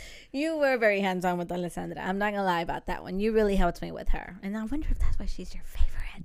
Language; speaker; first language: English; early bilingual, other home language; Spanish